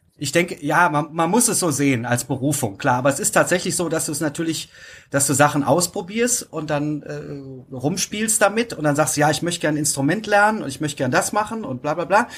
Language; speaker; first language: German; native; German